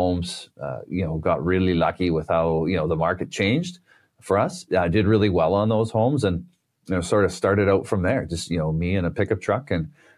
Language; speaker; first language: English; native; English